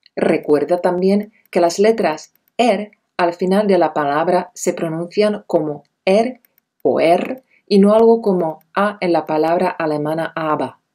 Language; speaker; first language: Spanish; non-native, fluent; Czech